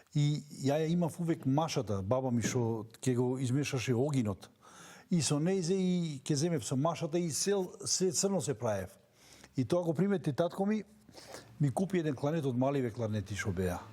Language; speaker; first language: Macedonian; non-native, local second language; Romany